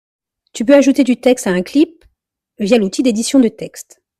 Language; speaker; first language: French; native; French